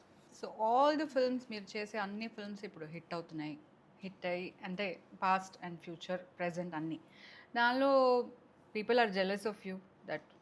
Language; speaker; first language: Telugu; non-native, fluent; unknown